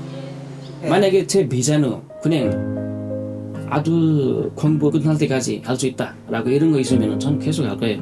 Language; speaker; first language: Korean; non-native, learner; Nepali